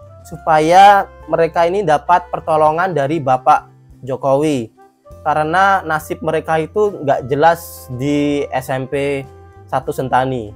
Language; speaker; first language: Indonesian; native; Indonesian